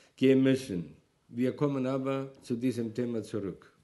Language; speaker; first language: German; non-native, fluent; Greek